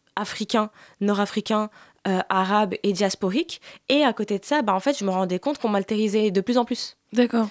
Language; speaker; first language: French; native; French